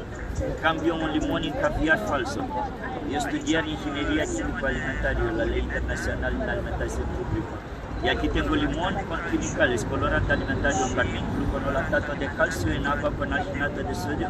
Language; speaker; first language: Spanish; non-native, learner; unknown